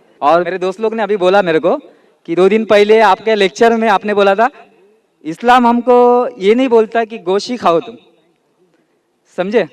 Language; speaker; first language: Hindi; non-native, local second language; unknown